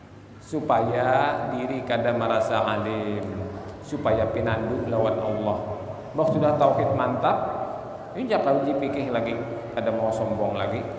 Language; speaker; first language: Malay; non-native, local second language; Banjar